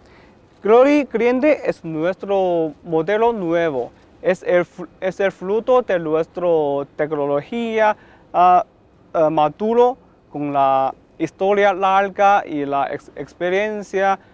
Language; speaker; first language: Spanish; non-native, learner; Chinese